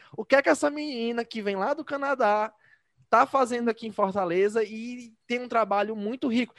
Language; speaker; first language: Portuguese; native; Portuguese